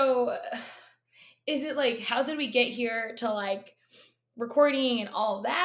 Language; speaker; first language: English; native; English